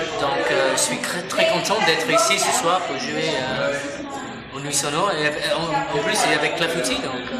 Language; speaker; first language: French; non-native, fluent; English